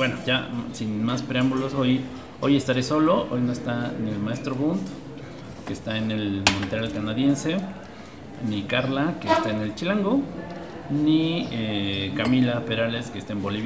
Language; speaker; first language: Spanish; native; Spanish